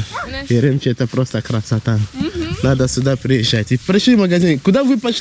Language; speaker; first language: Russian; non-native, learner; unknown